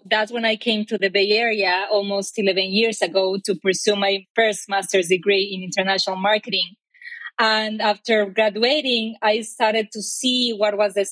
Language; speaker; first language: English; non-native, fluent; Spanish